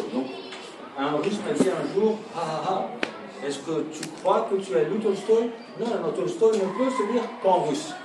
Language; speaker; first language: French; non-native, fluent; Arabic